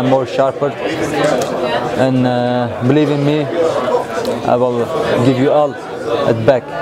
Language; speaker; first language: English; non-native, learner; Armenian